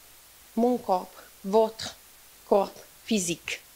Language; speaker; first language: French; non-native, fluent; Italian